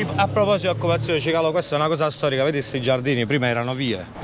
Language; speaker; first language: Italian; native; Italian